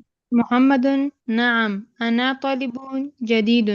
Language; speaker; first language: Arabic; non-native, learner; Urdu